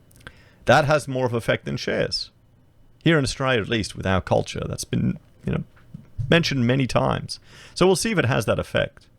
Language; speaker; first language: English; native; English